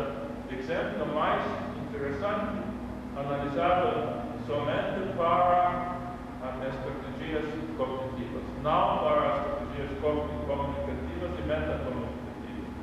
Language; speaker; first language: Portuguese; non-native, learner; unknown